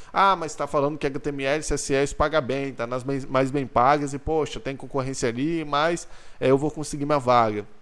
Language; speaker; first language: Portuguese; native; Portuguese